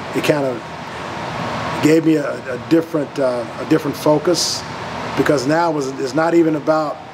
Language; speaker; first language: English; native; English